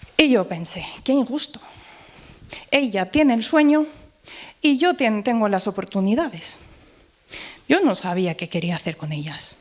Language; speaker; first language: Spanish; non-native, fluent; Norwegian